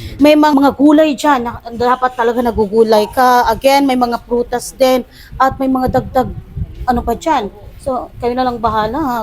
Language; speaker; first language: Filipino; native; Filipino